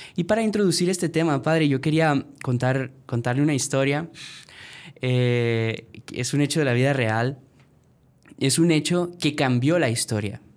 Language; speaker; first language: Spanish; native; Spanish